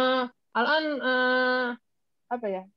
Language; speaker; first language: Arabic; non-native, learner; Indonesian